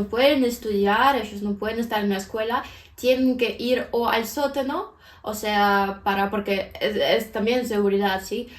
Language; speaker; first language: Spanish; non-native, fluent; Ukrainian